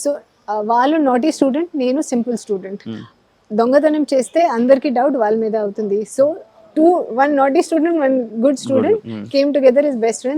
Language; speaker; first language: Telugu; non-native, learner; Hindi